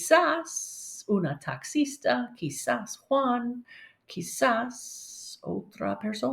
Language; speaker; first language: Spanish; non-native, learner; English